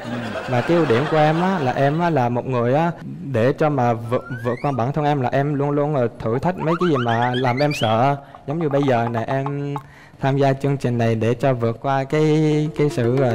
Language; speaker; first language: Vietnamese; early bilingual, heritage; Vietnamese